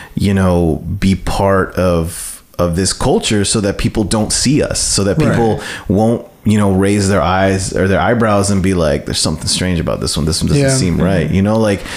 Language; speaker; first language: English; native; English